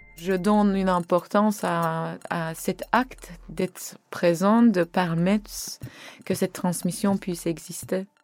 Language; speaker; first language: French; non-native, fluent; Turkish